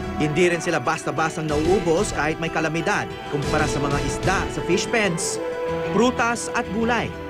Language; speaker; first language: Filipino; native; Filipino